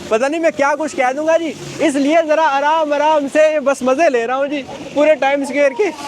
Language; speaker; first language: Urdu; native; Urdu